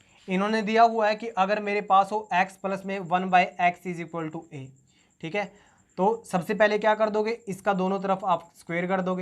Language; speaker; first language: Hindi; native; Hindi